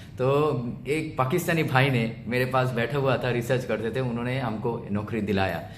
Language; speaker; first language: Hindi; non-native, local second language; Bangla